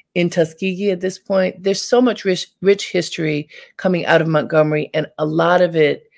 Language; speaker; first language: English; native; English